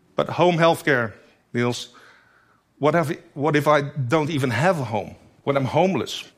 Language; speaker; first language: English; non-native, fluent; Dutch